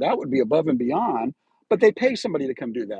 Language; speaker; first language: English; native; English